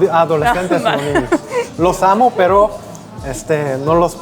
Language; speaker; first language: Spanish; non-native, fluent; Korean